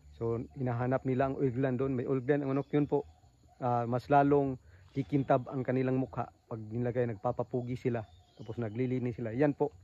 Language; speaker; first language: Filipino; non-native, local second language; Cebuano